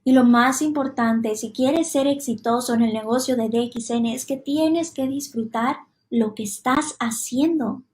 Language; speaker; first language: Spanish; non-native, fluent; Hungarian